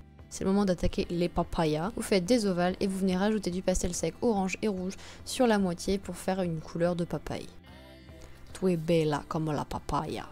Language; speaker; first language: French; native; French